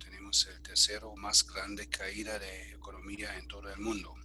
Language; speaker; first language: Spanish; non-native, fluent; German